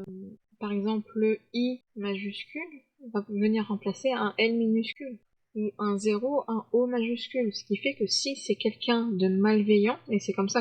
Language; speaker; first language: French; native; French